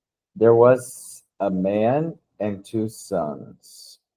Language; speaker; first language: English; non-native, fluent; Portuguese